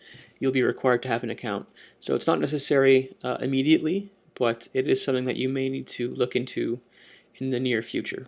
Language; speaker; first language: English; native; English